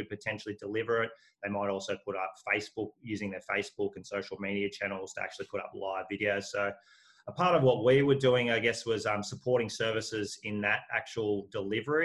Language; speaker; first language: English; native; English